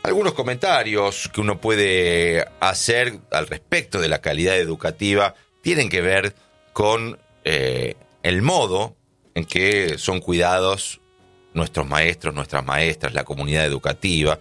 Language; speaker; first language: Spanish; native; Spanish